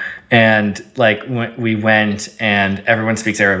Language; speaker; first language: English; early bilingual, other home language; Arabic